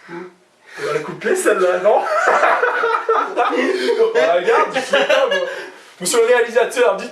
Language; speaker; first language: French; native; French